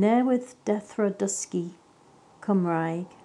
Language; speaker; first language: Welsh; non-native, learner; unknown